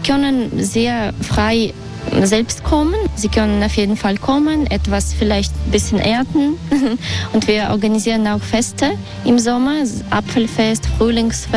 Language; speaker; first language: German; non-native, fluent; Russian